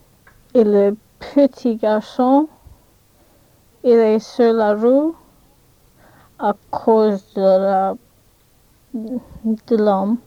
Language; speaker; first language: French; non-native, learner; English